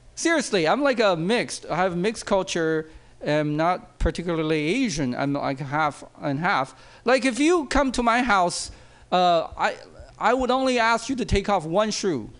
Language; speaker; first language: English; non-native, fluent; Chinese